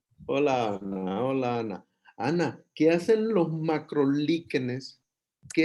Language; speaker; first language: Spanish; native; Spanish